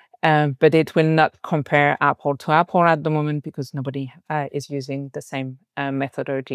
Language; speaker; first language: English; non-native, fluent; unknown